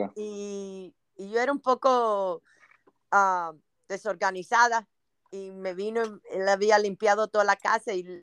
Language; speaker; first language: Spanish; native; Spanish